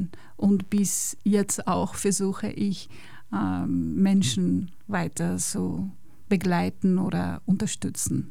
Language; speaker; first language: German; non-native, fluent; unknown